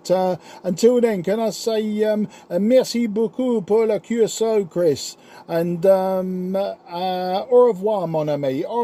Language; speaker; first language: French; non-native, learner; English